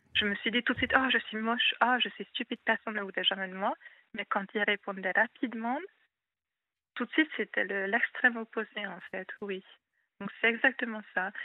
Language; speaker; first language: French; non-native, fluent; Hungarian